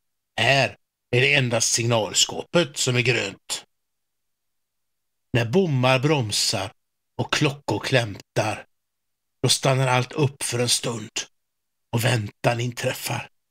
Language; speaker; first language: Swedish; native; Swedish